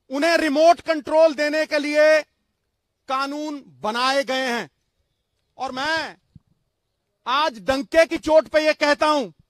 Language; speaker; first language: Hindi; non-native, local second language; Punjabi